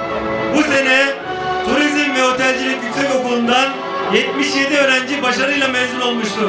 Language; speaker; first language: Turkish; native; Turkish